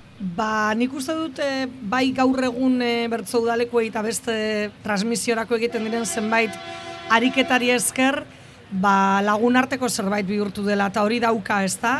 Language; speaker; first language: Basque; native; Basque